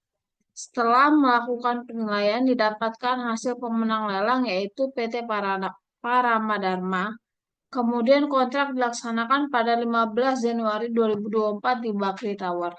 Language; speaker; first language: Indonesian; native; Indonesian